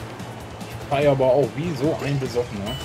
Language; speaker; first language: German; native; German